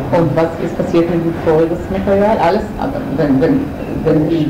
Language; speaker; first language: German; non-native, fluent; Hebrew